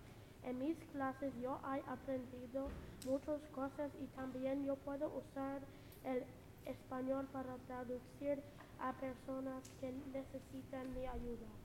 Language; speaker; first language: Spanish; non-native, learner; English